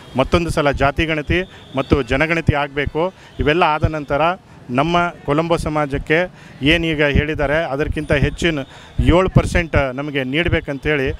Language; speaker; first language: Kannada; non-native, local second language; Lambadi